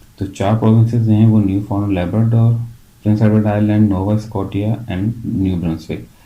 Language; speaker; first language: Hindi; native; Hindi